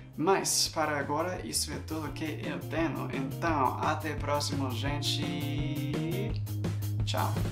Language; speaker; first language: Portuguese; non-native, fluent; English